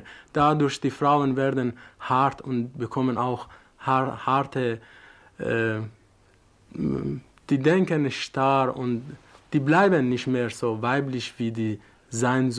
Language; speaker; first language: German; non-native, learner; Persian